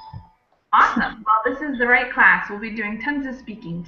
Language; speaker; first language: English; native; English